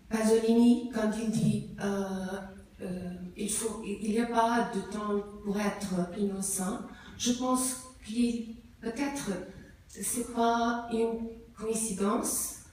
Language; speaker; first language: French; non-native, learner; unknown